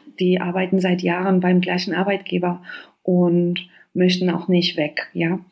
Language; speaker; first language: German; non-native, fluent; Spanish